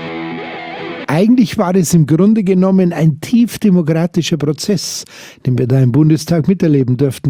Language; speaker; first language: German; native; German